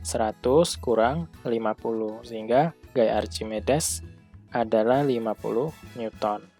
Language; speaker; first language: Indonesian; native; Indonesian